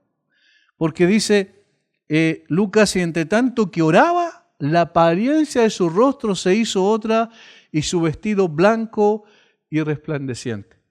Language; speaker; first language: Spanish; native; Spanish